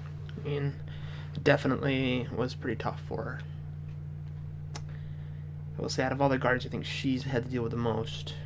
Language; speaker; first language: English; native; English